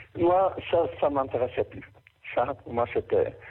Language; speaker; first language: French; non-native, fluent; Portuguese